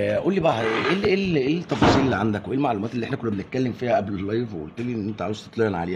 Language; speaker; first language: Arabic; native; Arabic